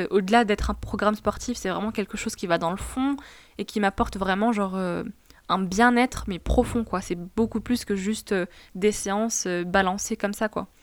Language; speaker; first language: French; non-native, local second language; Arabic